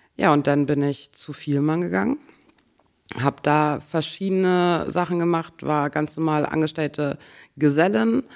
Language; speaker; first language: German; native; German